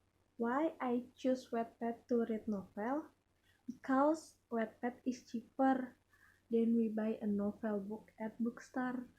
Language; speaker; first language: English; non-native, learner; Indonesian